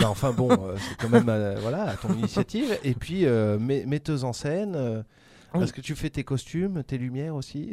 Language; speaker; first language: French; native; French